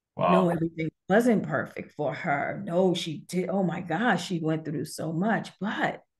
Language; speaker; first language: English; native; English